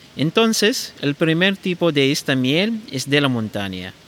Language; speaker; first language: Spanish; non-native, learner; Arabic